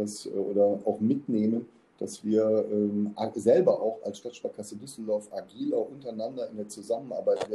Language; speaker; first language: German; native; German